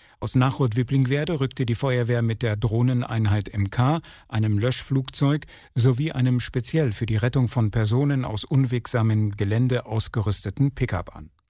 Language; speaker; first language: German; native; German